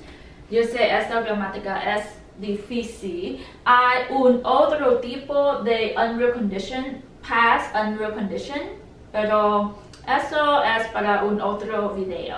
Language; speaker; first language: Spanish; non-native, learner; English